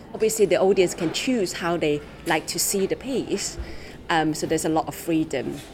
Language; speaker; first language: English; non-native, fluent; Chinese